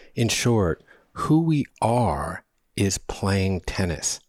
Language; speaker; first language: English; native; English